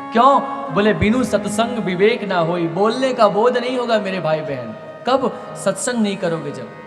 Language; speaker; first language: Hindi; non-native, local second language; Marwari